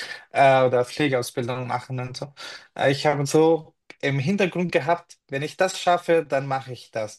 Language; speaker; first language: German; non-native, fluent; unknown